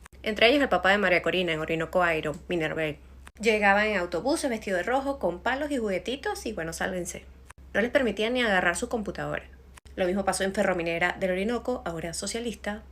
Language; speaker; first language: Spanish; native; Spanish